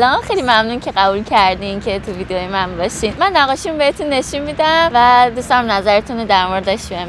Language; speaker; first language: Persian; native; Persian